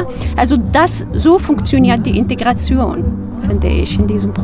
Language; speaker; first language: German; non-native, fluent; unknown